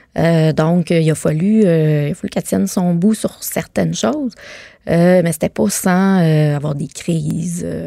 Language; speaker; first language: French; native; French